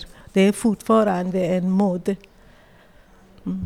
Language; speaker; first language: Swedish; non-native, learner; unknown